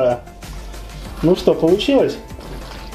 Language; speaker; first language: Russian; native; Russian